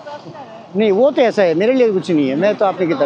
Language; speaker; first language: Hindi; non-native, learner; Bangla